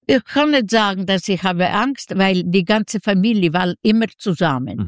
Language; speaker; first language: German; non-native, learner; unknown